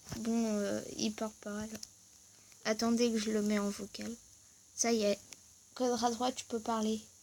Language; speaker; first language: French; native; French